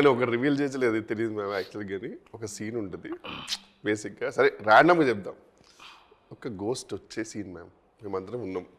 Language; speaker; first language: Telugu; native; Telugu